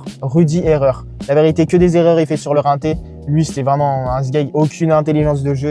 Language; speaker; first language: French; native; French